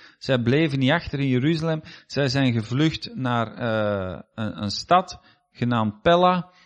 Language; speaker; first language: Dutch; native; Dutch